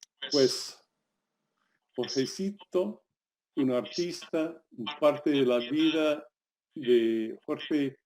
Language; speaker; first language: Spanish; non-native, fluent; English